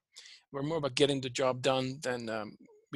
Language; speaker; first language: English; non-native, fluent; Swedish